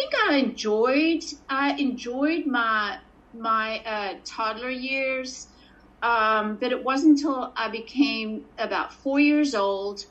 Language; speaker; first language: English; native; English